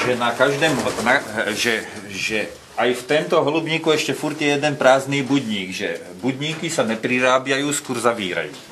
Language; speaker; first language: Polish; non-native, learner; Slovak